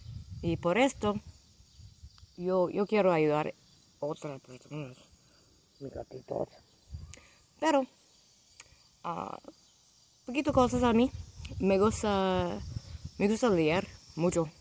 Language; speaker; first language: Spanish; non-native, learner; English